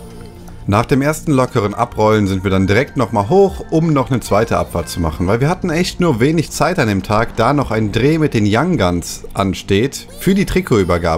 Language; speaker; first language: German; native; German